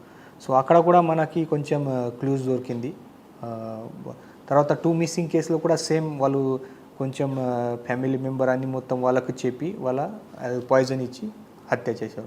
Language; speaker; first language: Telugu; non-native, fluent; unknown